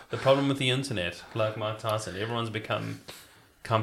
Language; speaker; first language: English; native; English